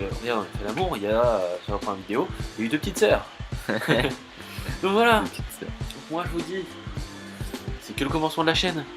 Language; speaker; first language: French; native; French